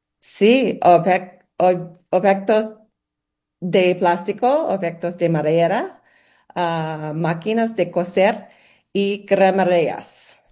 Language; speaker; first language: Spanish; non-native, learner; English